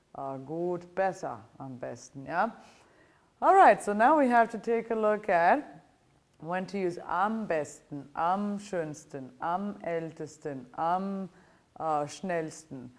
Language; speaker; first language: German; non-native, fluent; Italian